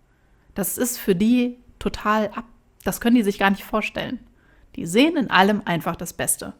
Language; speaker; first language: German; native; German